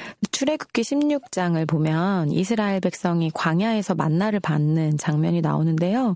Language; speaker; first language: Korean; native; Korean